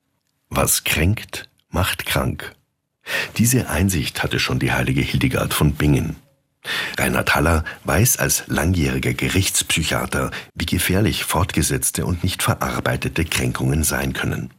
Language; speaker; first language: German; native; German